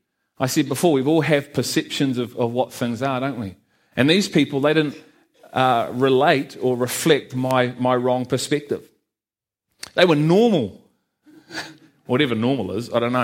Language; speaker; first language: English; native; English